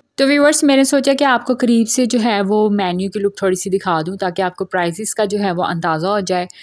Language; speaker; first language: Urdu; non-native, local second language; Punjabi